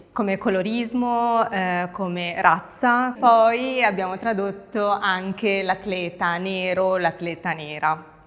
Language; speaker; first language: Italian; early bilingual, other home language; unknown